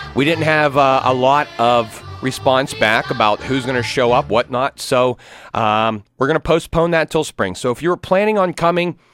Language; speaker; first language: English; native; English